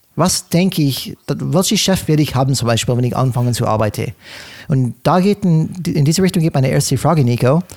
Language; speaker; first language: German; non-native, fluent; English